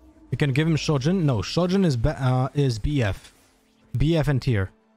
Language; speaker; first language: English; non-native, fluent; Polish